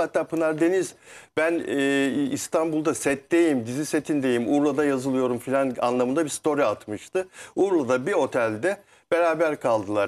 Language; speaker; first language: Turkish; native; Turkish